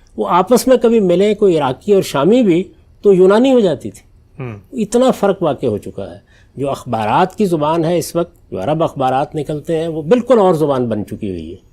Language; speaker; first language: Urdu; non-native, local second language; Punjabi